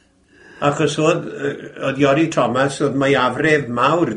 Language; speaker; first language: Welsh; native; Welsh